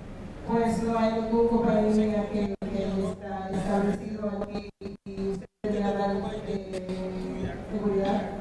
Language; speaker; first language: Spanish; non-native, fluent; Haitian Creole